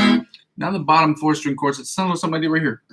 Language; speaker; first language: English; native; English